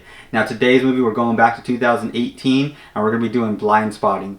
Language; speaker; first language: English; native; English